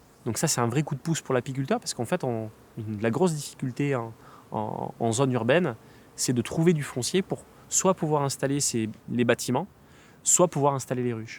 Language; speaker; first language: French; native; French